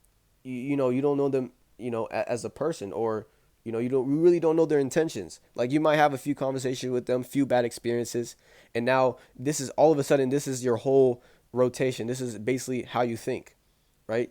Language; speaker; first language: English; native; English